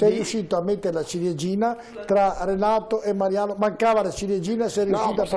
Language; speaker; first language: Italian; native; Italian